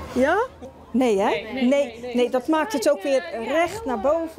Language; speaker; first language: Dutch; native; Dutch